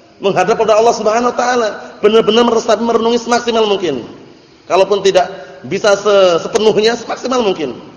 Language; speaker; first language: Indonesian; native; Indonesian